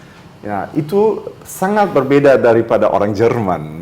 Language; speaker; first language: Indonesian; early bilingual, heritage; German